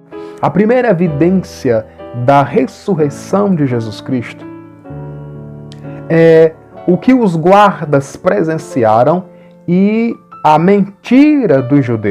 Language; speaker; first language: Portuguese; native; Portuguese